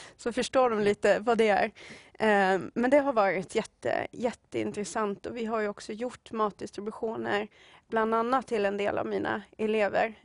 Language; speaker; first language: Swedish; native; Swedish